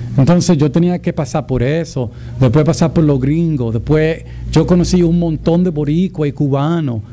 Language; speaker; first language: Spanish; early bilingual, heritage; Spanish